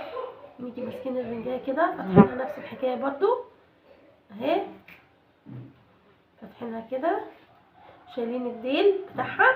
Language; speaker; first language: Arabic; native; Arabic